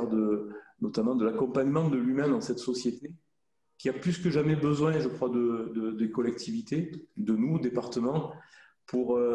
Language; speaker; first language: French; native; French